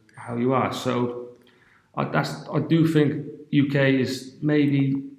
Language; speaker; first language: English; native; English